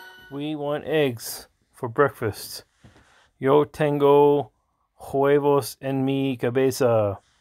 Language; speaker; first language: Spanish; non-native, learner; English